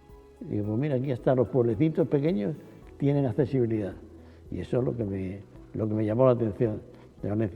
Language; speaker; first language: Spanish; native; Spanish